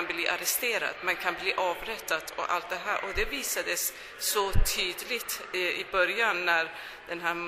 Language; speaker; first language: Swedish; non-native, fluent; Persian